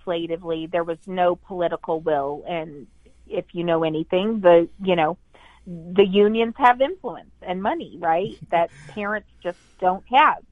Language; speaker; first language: English; native; English